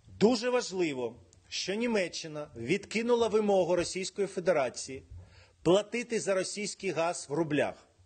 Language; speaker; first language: Ukrainian; non-native, local second language; Russian